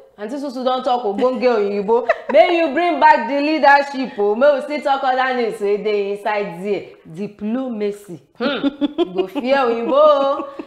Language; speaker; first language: Nigerian Pidgin; non-native, local second language; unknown